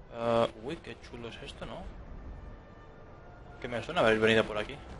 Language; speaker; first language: Spanish; native; Spanish